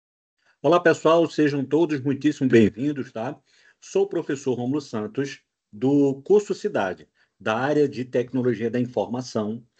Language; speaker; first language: Portuguese; native; Portuguese